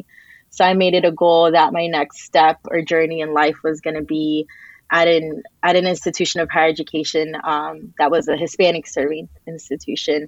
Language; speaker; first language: English; early bilingual, other home language; Spanish